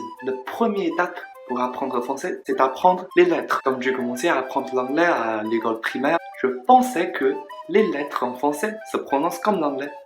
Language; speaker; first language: French; non-native, learner; Chinese